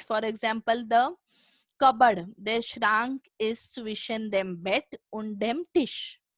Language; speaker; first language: German; non-native, fluent; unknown